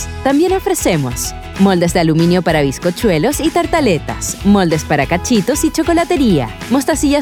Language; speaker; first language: Spanish; native; Spanish